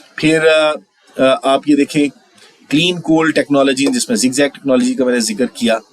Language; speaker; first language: Urdu; native; Urdu